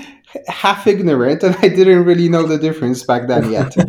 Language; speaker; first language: English; non-native, fluent; Polish